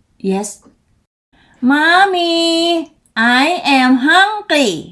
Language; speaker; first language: English; non-native, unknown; Thai